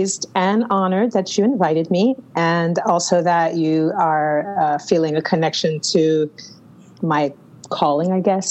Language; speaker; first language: English; native; English